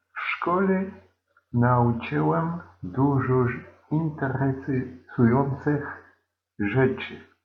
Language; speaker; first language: Polish; non-native, learner; French